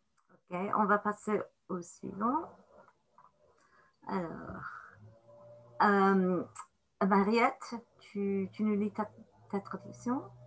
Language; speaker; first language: French; non-native, fluent; English